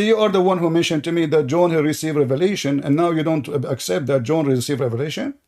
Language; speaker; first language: English; non-native, fluent; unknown